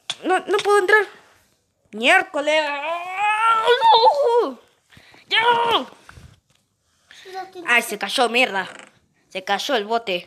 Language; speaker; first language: Spanish; native; Spanish